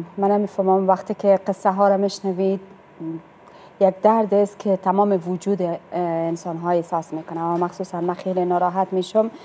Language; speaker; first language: Persian; native; Persian